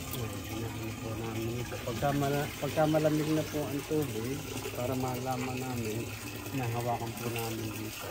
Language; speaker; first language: Filipino; native; Filipino